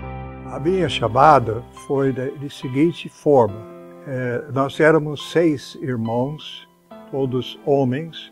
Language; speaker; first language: Portuguese; non-native, fluent; English